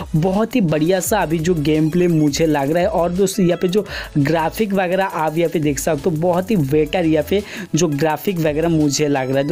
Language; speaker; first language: Hindi; non-native, local second language; Bangla